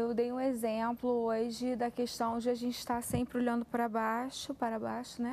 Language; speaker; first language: Portuguese; native; Portuguese